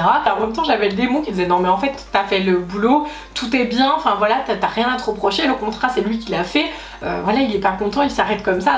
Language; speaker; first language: French; native; French